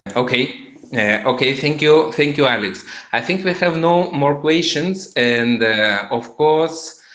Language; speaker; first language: English; non-native, fluent; Russian